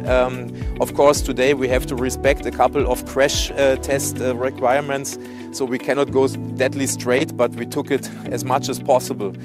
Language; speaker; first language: English; non-native, fluent; German